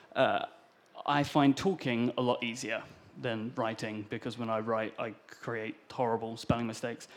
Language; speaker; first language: English; native; English